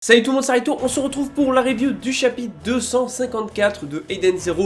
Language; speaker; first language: French; native; French